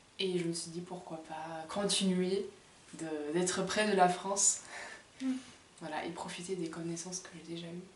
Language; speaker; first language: French; non-native, fluent; German